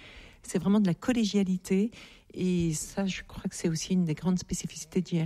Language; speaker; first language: French; native; French